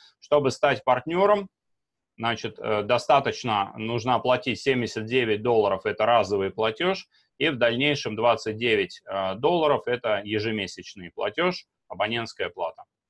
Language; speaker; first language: Russian; native; Russian